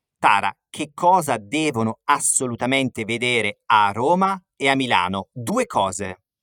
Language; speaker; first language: Italian; native; Italian